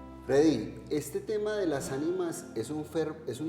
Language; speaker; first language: Spanish; native; Spanish